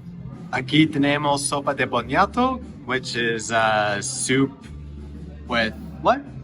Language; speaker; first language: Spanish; non-native, fluent; English